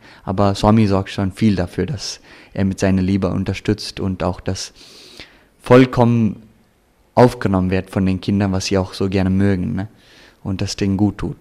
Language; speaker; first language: German; early bilingual, heritage; German